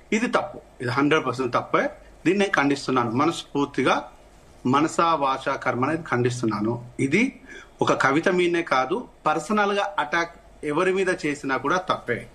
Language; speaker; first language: Telugu; native; Telugu